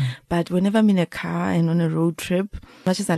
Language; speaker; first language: English; non-native, local second language; Xhosa